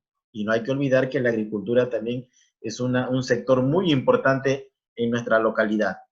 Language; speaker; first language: Spanish; native; Spanish